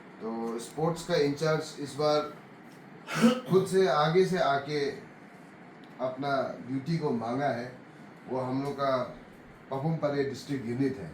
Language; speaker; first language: Hindi; non-native, local second language; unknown